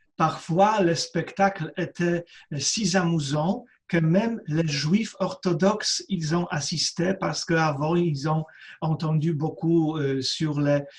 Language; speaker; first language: French; non-native, fluent; Polish